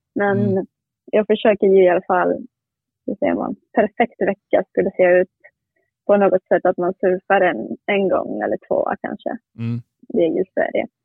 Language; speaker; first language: Swedish; non-native, fluent; Spanish